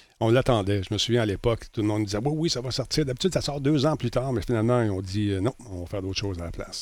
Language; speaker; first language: French; native; French